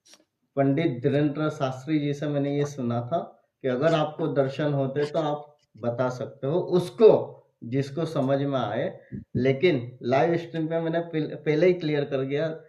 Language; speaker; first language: Hindi; native; Hindi